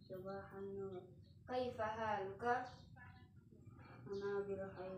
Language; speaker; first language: Arabic; non-native, learner; Indonesian